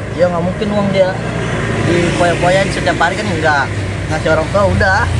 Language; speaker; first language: Indonesian; native; Indonesian